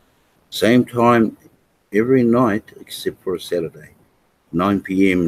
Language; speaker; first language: English; native; English